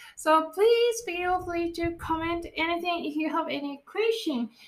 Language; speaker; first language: English; non-native, fluent; Japanese